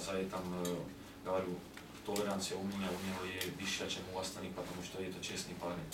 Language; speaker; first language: Russian; non-native, learner; Slovak